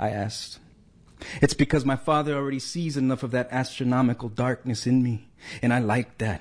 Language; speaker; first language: English; native; English